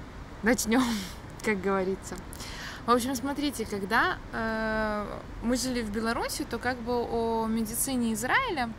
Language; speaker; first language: Russian; native; Russian